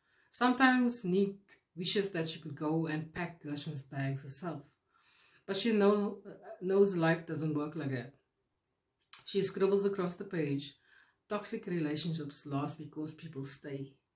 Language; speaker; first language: English; non-native, local second language; Afrikaans